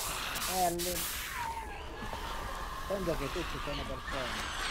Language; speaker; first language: Italian; native; Italian